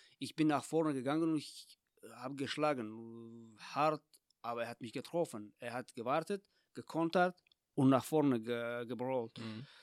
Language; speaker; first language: German; non-native, fluent; Tajik